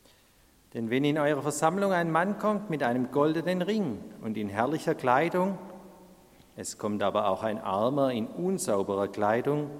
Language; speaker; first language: German; native; German